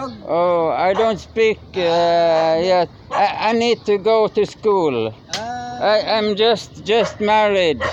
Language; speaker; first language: English; non-native, learner; Norwegian